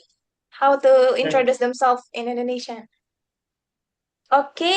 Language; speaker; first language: English; non-native, fluent; Indonesian